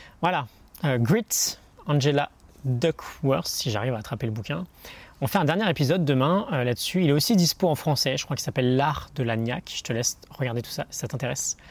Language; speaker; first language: French; native; French